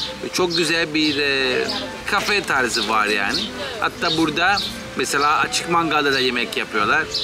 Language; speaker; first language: Turkish; non-native, fluent; Italian